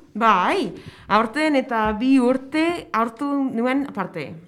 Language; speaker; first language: Basque; non-native, learner; English